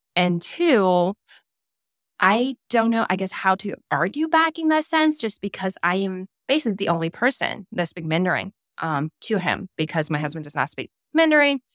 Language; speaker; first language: English; non-native, fluent; Chinese